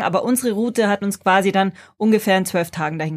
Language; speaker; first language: German; native; German